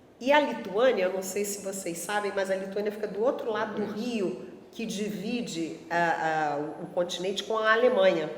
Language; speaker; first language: Portuguese; native; Portuguese